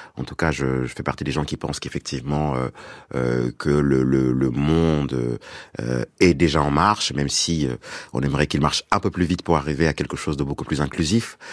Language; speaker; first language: French; non-native, local second language; Wolof